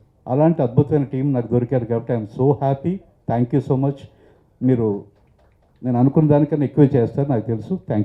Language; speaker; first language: Telugu; native; Telugu